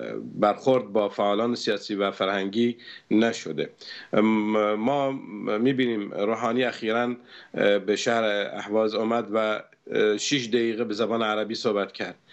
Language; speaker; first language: Persian; non-native, local second language; Arabic